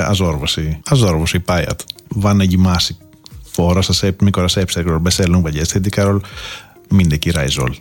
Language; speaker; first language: Hungarian; non-native, fluent; Greek